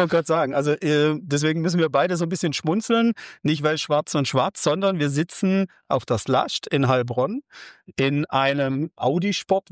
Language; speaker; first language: German; native; German